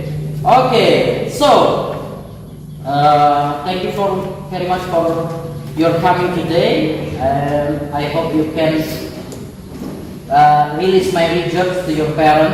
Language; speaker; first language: English; non-native, learner; Indonesian